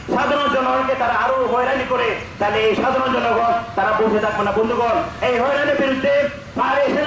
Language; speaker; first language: Bangla; non-native, local second language; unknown